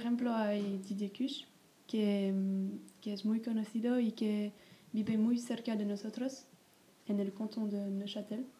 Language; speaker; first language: Spanish; non-native, learner; French